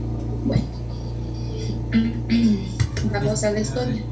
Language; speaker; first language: Spanish; native; Spanish